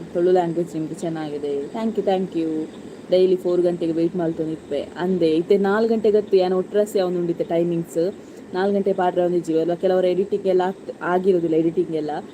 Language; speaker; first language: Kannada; non-native, local second language; Tulu